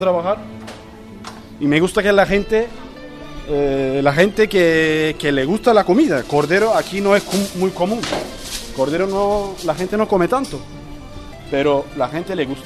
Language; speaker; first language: Spanish; non-native, learner; Turkish